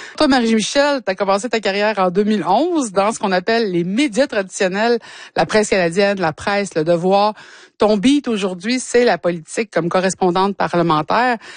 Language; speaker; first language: French; native; French